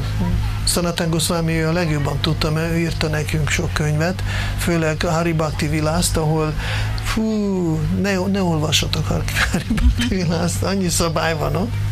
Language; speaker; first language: Hungarian; non-native, fluent; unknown